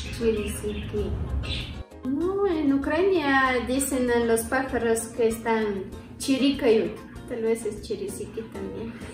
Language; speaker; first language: Spanish; non-native, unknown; Ukrainian